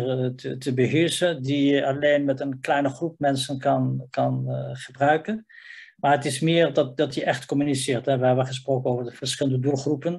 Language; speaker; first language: Dutch; non-native, fluent; Riffian